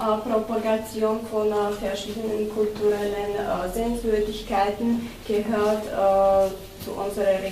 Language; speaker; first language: German; non-native, fluent; Slovak